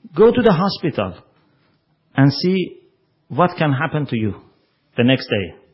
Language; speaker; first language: English; non-native, fluent; Persian